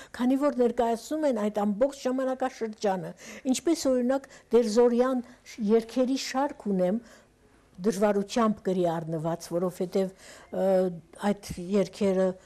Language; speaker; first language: Armenian; early bilingual, heritage; Armenian